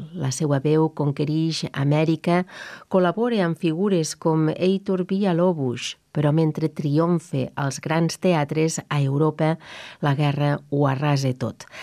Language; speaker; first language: Catalan; native; Catalan